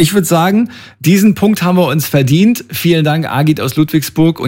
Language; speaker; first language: German; native; German